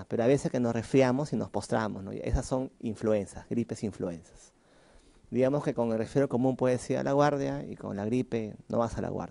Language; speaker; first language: Spanish; native; Spanish